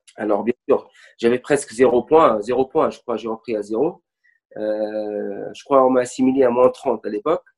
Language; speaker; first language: French; non-native, local second language; Arabic